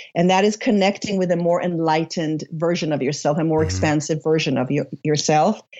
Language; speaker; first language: English; non-native, fluent; Hebrew